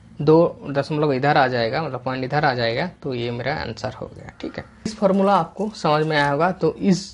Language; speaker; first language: Hindi; non-native, local second language; Bangla